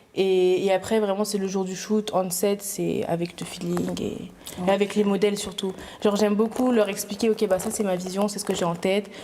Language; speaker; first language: French; native; French